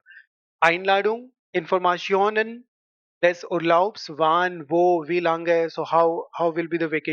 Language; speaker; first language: German; non-native, learner; Hindi